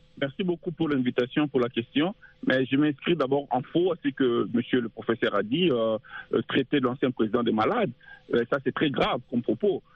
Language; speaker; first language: French; non-native, local second language; Lingala